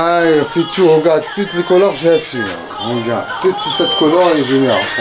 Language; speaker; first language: French; non-native, learner; Arabic